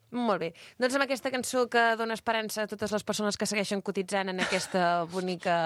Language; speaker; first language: Catalan; native; Catalan